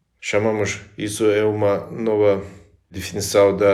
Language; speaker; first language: Portuguese; non-native, learner; Ukrainian